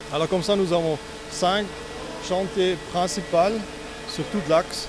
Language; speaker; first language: French; non-native, local second language; Italian